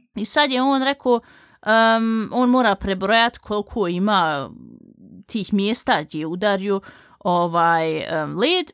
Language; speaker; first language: Bosnian; early bilingual, heritage; Bosnian